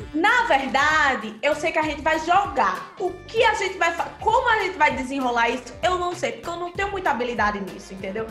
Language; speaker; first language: Portuguese; native; Portuguese